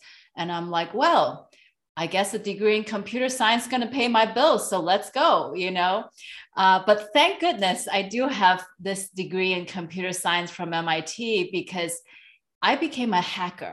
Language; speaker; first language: English; non-native, local second language; Cantonese